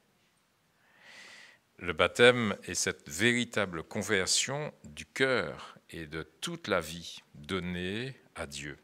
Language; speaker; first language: French; native; French